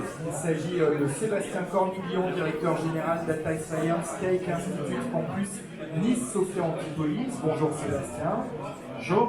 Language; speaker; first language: French; native; French